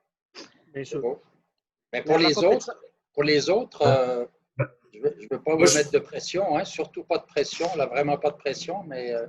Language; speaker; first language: French; native; French